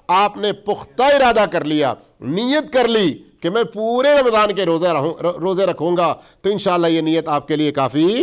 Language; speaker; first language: Urdu; native; Urdu